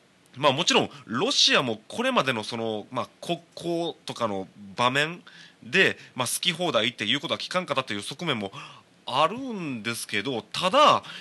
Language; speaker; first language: Japanese; native; Japanese